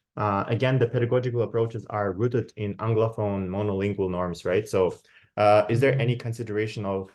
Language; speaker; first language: English; non-native, fluent; Kazakh